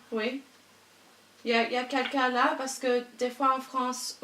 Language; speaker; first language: French; non-native, learner; English